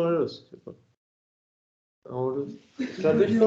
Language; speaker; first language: French; non-native, learner; Russian